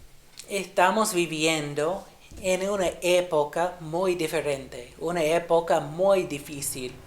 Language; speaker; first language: Spanish; non-native, fluent; English